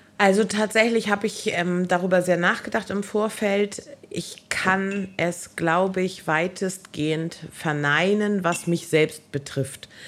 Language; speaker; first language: German; native; German